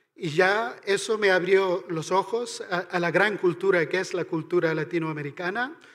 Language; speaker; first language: Spanish; non-native, fluent; Irish